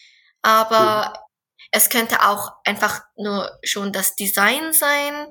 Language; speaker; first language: German; non-native, fluent; Korean